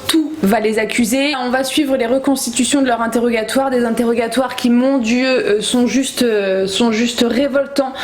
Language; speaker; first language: French; native; French